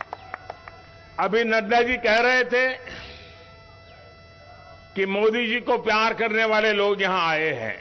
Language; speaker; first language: Hindi; native; Hindi